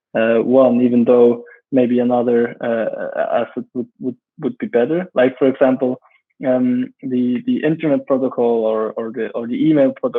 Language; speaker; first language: English; non-native, fluent; German